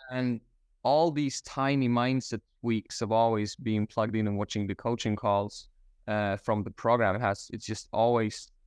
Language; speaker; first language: English; non-native, fluent; Swedish